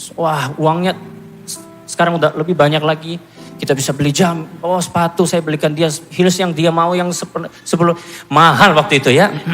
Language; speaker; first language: Indonesian; non-native, fluent; Korean